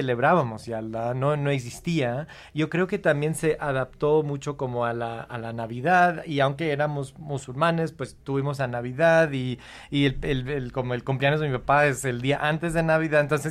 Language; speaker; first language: Spanish; non-native, fluent; English